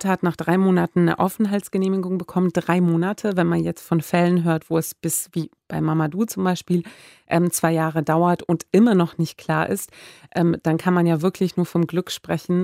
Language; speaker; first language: German; non-native, fluent; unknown